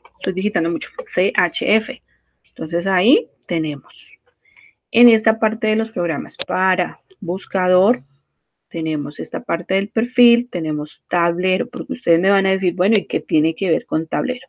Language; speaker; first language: Spanish; native; Spanish